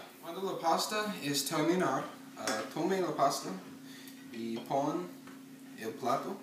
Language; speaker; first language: Spanish; non-native, learner; English